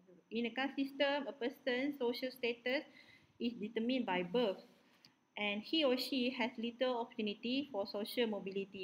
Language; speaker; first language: English; non-native, local second language; Malay